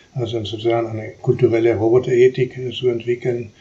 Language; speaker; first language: German; non-native, fluent; Spanish